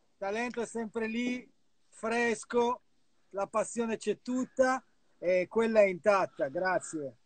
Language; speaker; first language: Italian; native; Italian